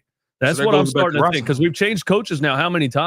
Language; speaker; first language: English; native; English